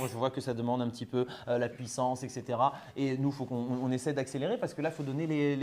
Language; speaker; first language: French; native; French